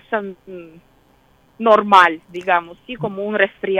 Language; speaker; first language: Spanish; non-native, fluent; Russian